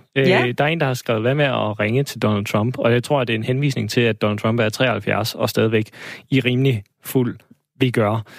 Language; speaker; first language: Danish; native; Danish